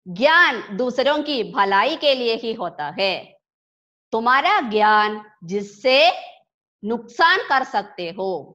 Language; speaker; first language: Hindi; non-native, local second language; Malayalam